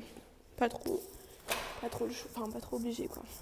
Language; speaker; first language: French; native; French